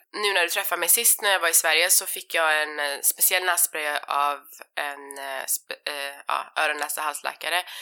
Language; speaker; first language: Swedish; early bilingual, other home language; Persian